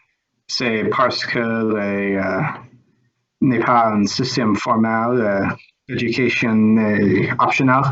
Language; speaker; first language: French; non-native, learner; English